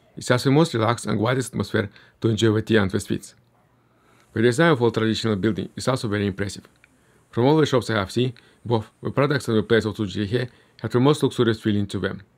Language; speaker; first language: English; early bilingual, other home language; Estonian